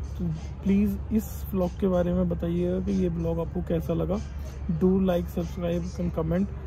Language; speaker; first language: Hindi; native; Hindi